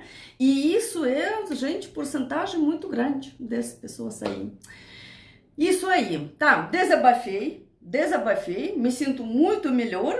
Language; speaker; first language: Portuguese; non-native, learner; Russian